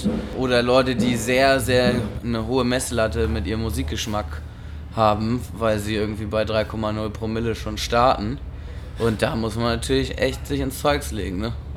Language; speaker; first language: German; native; German